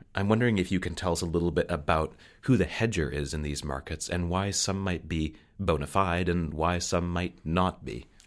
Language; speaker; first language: English; native; English